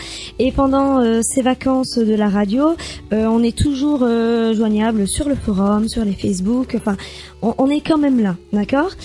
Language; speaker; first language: French; native; French